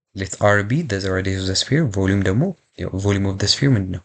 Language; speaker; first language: English; non-native, local second language; Amharic